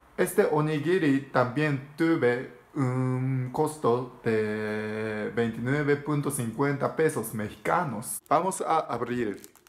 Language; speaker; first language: Spanish; non-native, learner; Japanese